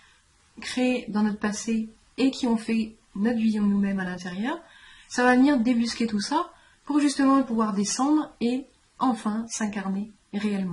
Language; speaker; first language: French; native; French